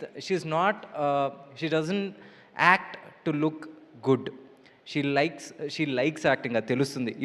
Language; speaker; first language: Telugu; native; Telugu